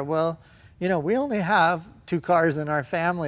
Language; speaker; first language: English; native; English